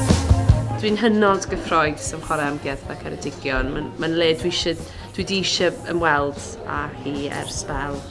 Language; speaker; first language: Welsh; native; Welsh